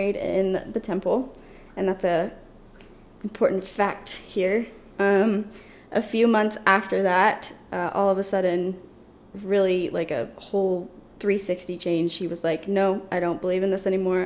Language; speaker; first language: English; native; English